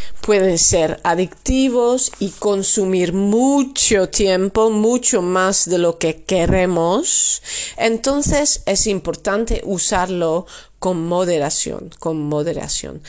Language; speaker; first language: Spanish; non-native, fluent; Dutch